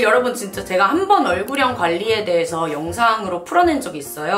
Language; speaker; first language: Korean; native; Korean